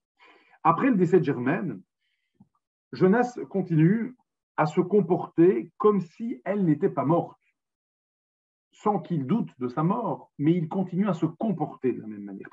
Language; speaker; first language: French; native; French